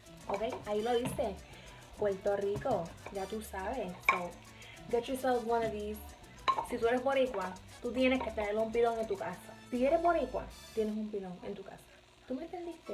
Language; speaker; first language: Spanish; early bilingual, heritage; Spanish